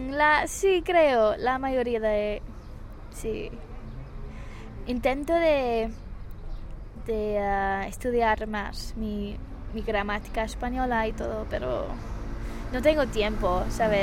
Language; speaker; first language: Spanish; non-native, fluent; English